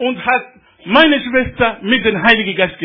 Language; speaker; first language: German; non-native, learner; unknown